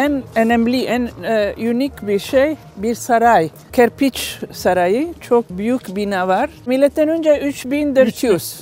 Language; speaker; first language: Turkish; non-native, learner; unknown